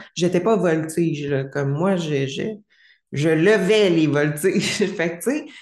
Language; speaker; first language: French; native; French